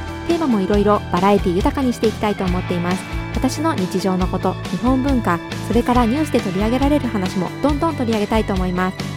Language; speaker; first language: Japanese; native; Japanese